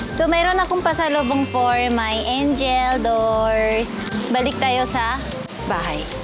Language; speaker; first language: Filipino; non-native, fluent; Korean